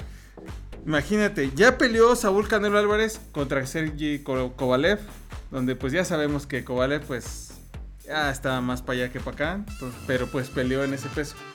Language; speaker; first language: Spanish; native; Spanish